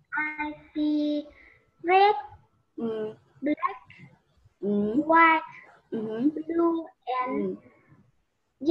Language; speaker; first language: English; non-native, learner; Vietnamese